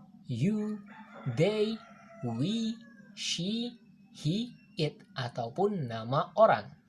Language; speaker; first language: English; non-native, learner; Indonesian